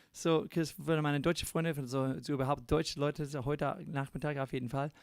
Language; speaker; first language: German; non-native, learner; English